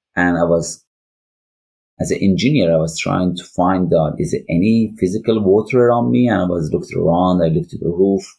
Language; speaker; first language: English; non-native, learner; Persian